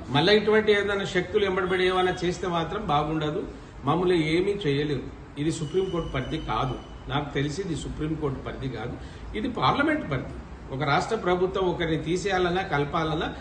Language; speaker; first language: Telugu; non-native, local second language; Lambadi